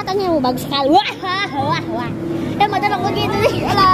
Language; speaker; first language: Indonesian; native; Indonesian